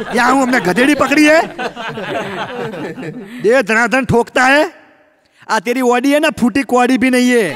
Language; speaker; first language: Hindi; non-native, local second language; Gujarati